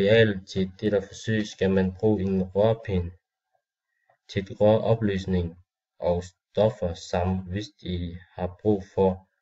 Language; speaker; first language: Danish; non-native, learner; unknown